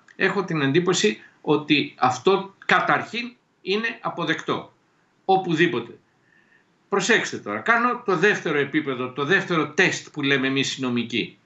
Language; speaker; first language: Greek; native; Greek